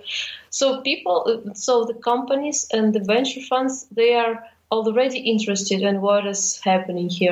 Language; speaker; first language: English; non-native, fluent; Ukrainian